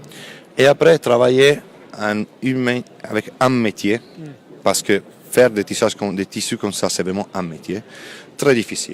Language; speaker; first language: French; non-native, fluent; Italian